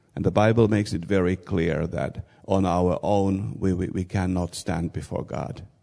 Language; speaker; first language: English; non-native, fluent; Finnish